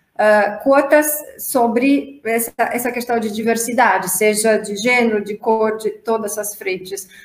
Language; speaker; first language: Portuguese; non-native, fluent; Romanian